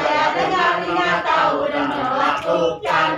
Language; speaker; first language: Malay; non-native, local second language; Sundanese